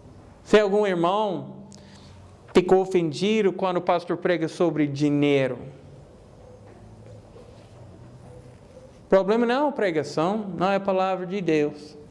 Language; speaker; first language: Portuguese; non-native, fluent; English